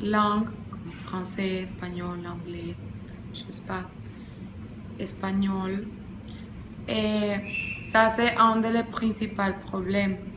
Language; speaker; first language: French; non-native, learner; Spanish